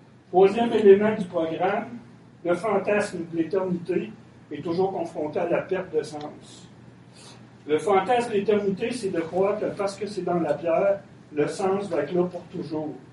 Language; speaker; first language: French; native; French